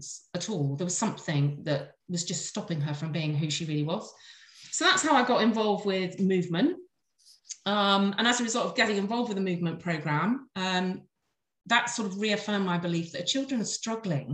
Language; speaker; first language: English; native; English